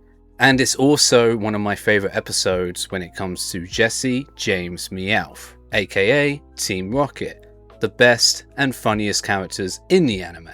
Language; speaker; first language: English; native; English